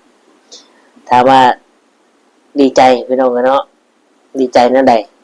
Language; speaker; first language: Thai; non-native, local second language; Northeastern Thai